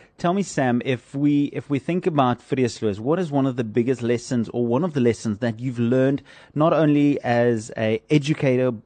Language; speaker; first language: English; non-native, local second language; Afrikaans